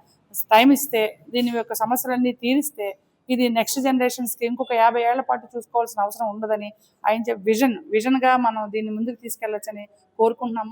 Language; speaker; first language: Telugu; native; Telugu